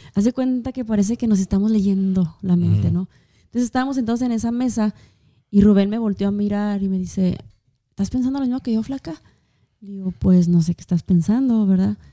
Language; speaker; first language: Spanish; native; Spanish